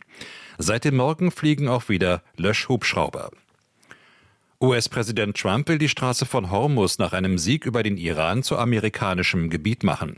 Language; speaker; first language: German; native; German